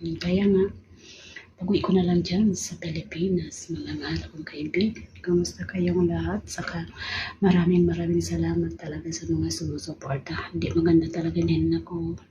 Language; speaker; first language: Filipino; non-native, local second language; Tausug